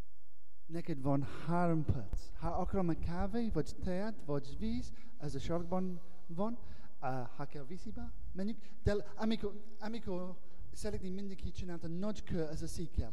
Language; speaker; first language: Hungarian; non-native, learner; English